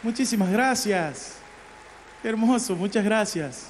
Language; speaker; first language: Spanish; native; Spanish